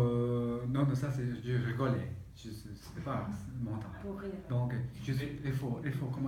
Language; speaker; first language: French; non-native, learner; Tibetan